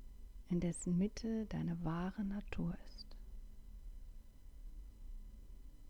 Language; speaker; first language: German; native; German